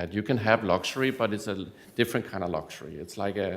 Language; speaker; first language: English; non-native, fluent; Danish